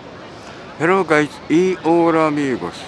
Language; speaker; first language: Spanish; non-native, learner; Japanese